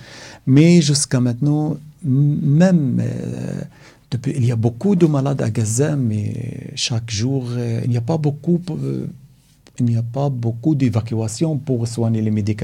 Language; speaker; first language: French; non-native, learner; Arabic